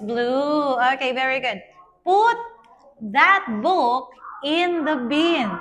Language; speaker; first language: English; non-native, fluent; Vietnamese